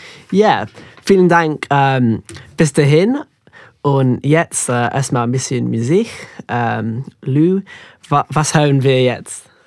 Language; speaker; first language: German; non-native, fluent; English